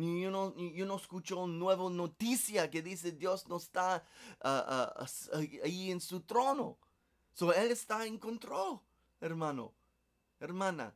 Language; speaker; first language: Spanish; non-native, learner; English